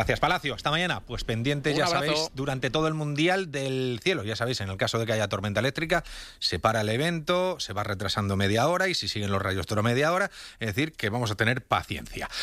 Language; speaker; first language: Spanish; native; Spanish